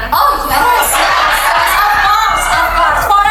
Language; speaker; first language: English; non-native, learner; Indonesian